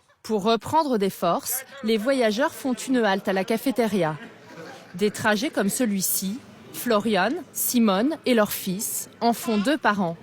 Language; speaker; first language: French; native; French